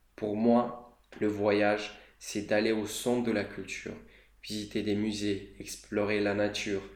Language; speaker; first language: French; non-native, fluent; Romanian